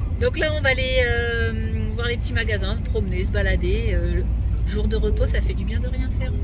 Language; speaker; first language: French; native; French